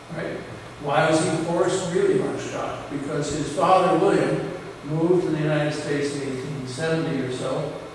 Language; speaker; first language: English; native; English